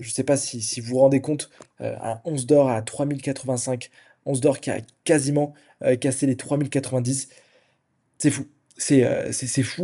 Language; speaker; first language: French; native; French